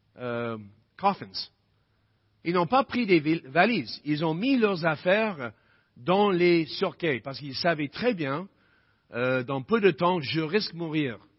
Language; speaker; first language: French; non-native, fluent; English